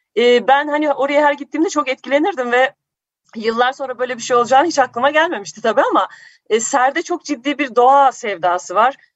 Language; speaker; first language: Turkish; native; Turkish